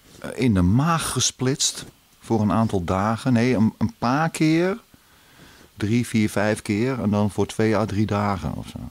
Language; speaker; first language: Dutch; native; Dutch